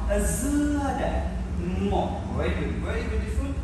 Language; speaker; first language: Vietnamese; non-native, learner; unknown